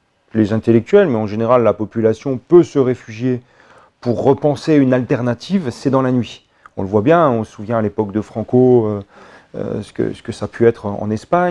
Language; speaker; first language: French; native; French